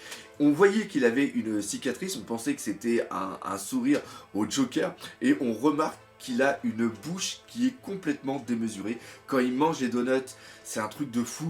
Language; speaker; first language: French; native; French